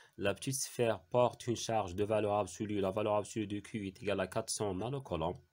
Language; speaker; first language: French; non-native, local second language; Arabic